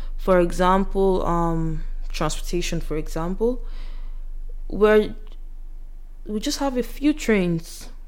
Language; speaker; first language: English; non-native, local second language; Yoruba